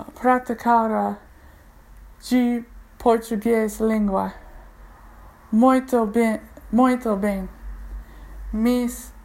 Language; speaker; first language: Portuguese; non-native, learner; English